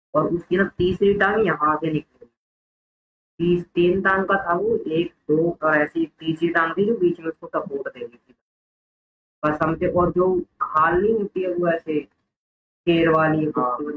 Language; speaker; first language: Hindi; native; Hindi